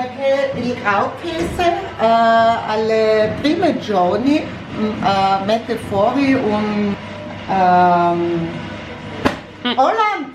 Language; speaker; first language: Italian; non-native, learner; German